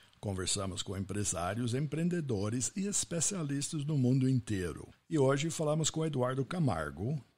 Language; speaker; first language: Portuguese; non-native, fluent; English